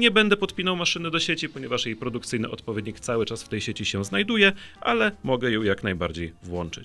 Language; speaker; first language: Polish; native; Polish